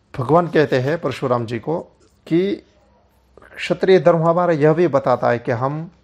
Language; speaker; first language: Hindi; non-native, local second language; Gujarati